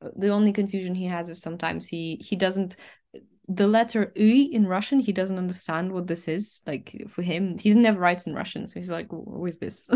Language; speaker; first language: English; early bilingual, other home language; Ukrainian